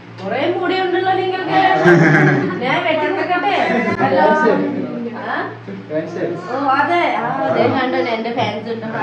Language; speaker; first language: Malayalam; non-native, learner; Nepali